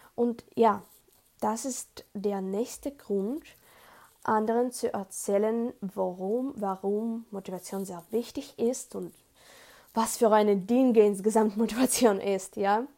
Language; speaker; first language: German; non-native, learner; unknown